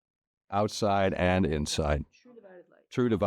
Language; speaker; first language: English; native; English